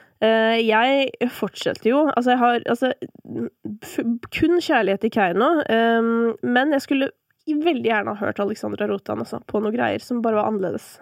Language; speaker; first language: Norwegian; native; Norwegian